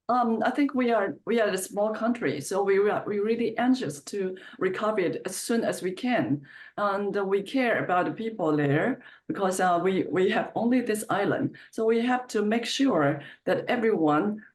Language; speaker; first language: English; non-native, fluent; Chinese